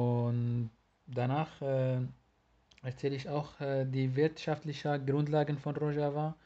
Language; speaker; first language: German; non-native, learner; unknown